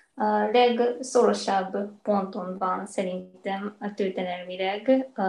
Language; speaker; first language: Hungarian; non-native, fluent; Japanese